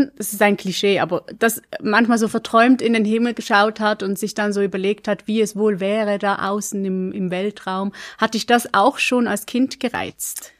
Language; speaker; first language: German; native; German